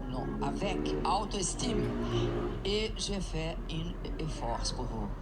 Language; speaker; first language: French; non-native, learner; Portuguese